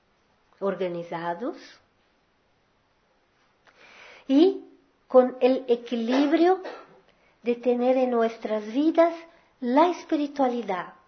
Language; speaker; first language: Spanish; non-native, fluent; Portuguese